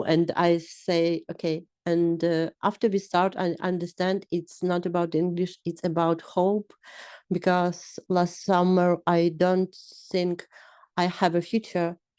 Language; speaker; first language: English; non-native, learner; Ukrainian